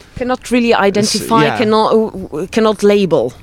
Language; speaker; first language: English; non-native, fluent; Italian